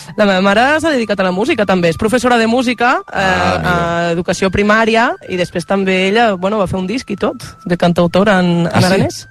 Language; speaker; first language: Catalan; non-native, local second language; Occitan